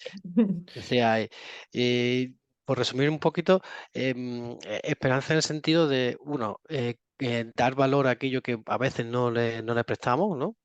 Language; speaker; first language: Spanish; native; Spanish